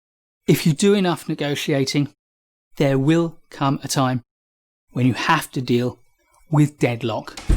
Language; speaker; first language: English; native; English